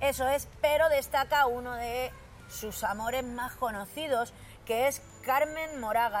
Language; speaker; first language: Spanish; native; Spanish